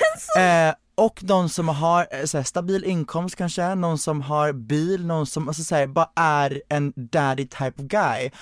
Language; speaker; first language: Swedish; early bilingual, other home language; Hungarian